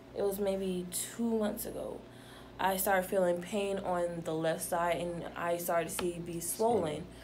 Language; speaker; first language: English; native; English